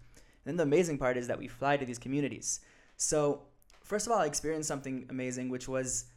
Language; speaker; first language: English; early bilingual, other home language; Hebrew